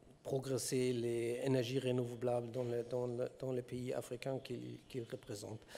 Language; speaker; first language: French; non-native, learner; German